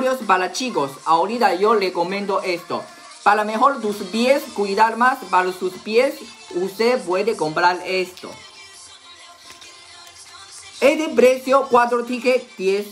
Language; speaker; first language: Spanish; non-native, learner; Chinese